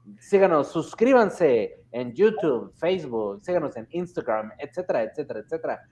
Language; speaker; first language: Spanish; early bilingual, heritage; Spanish